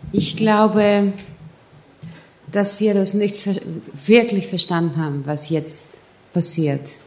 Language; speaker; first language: German; non-native, fluent; Greek